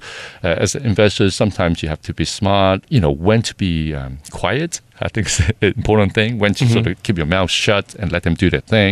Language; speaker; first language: English; non-native, local second language; Cantonese